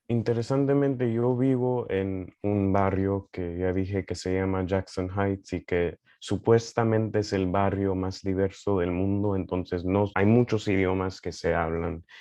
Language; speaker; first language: Spanish; early bilingual, heritage; Spanish